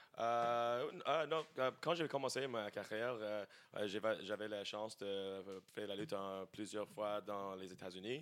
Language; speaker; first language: French; non-native, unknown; English